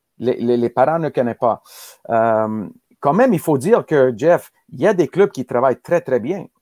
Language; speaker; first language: French; native; French